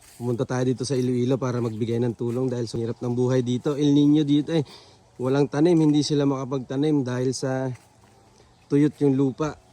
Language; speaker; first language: Filipino; non-native, local second language; Hiligaynon